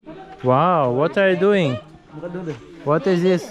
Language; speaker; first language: English; non-native, learner; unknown